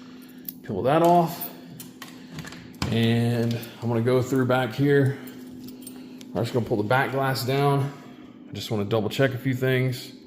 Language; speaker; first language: English; native; English